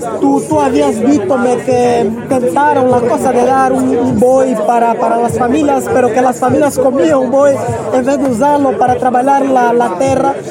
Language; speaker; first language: Spanish; non-native, learner; Portuguese